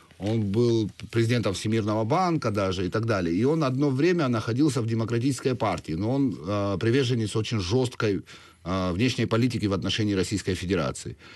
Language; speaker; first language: Russian; non-native, local second language; Georgian